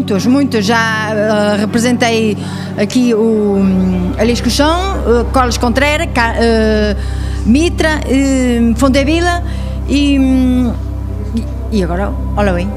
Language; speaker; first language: Spanish; non-native, learner; Portuguese